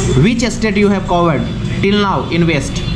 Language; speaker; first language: English; non-native, local second language; Hindi